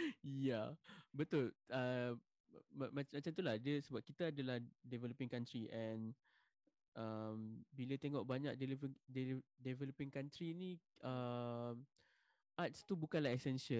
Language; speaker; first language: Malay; native; Malay